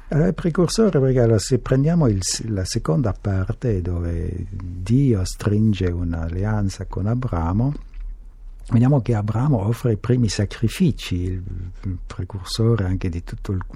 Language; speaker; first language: Italian; non-native, fluent; French